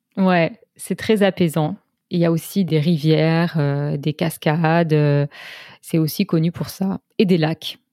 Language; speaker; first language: French; native; French